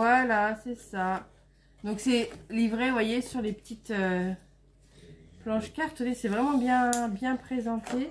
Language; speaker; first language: French; native; French